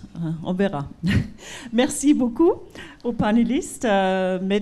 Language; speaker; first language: French; non-native, fluent; German